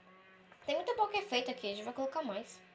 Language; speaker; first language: Portuguese; native; Portuguese